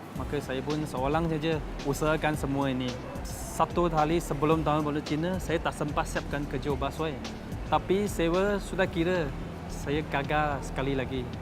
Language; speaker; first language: Malay; non-native, local second language; Chinese